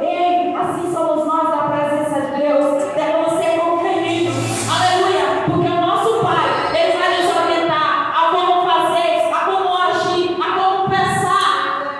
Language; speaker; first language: Portuguese; native; Portuguese